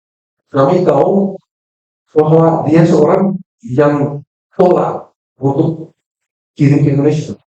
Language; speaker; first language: Indonesian; non-native, fluent; Dutch